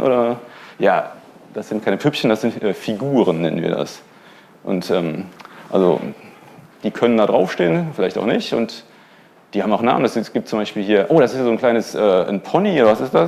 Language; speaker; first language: German; native; German